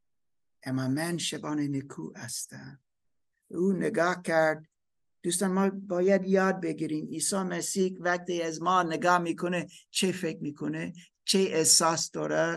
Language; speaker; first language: Persian; non-native, learner; German